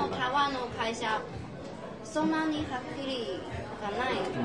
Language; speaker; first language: Japanese; non-native, learner; Chinese